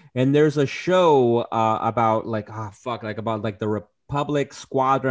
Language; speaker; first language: English; early bilingual, other home language; Spanish